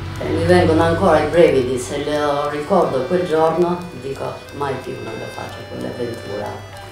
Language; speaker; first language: Italian; non-native, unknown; Albanian